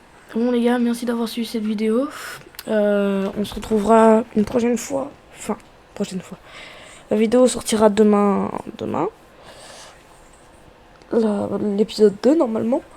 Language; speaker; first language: French; native; French